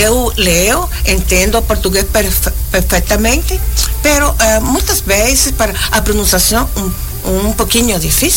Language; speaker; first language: Portuguese; non-native, learner; Spanish